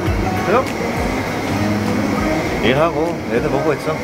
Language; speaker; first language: Korean; early bilingual, heritage; English